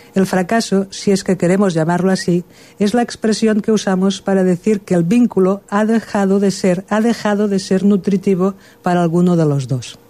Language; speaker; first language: Spanish; non-native, local second language; Catalan